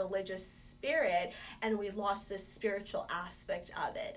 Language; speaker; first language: English; non-native, local second language; Malayalam